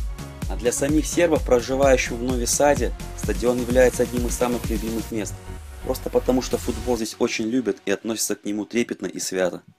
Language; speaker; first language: Russian; native; Russian